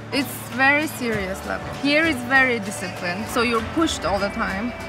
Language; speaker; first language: English; non-native, fluent; Swedish